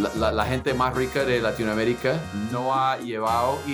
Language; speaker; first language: Spanish; non-native, fluent; English